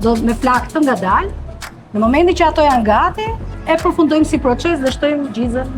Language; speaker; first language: Albanian; native; Albanian